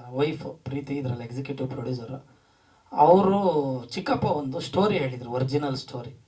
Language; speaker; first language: Kannada; native; Kannada